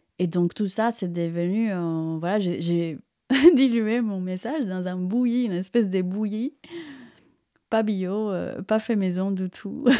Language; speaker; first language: French; non-native, fluent; Spanish